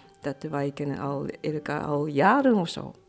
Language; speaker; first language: Dutch; non-native, learner; Japanese